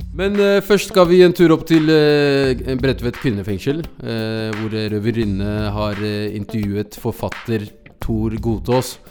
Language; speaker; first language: Norwegian; native; Norwegian